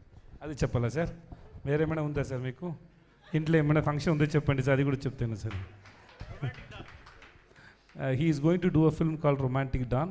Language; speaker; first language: Telugu; non-native, learner; Tamil